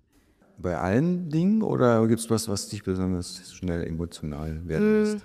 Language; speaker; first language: German; native; German